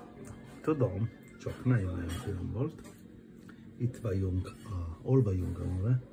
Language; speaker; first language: Hungarian; non-native, learner; Italian